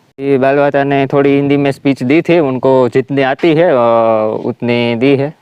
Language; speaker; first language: Hindi; non-native, local second language; Gujarati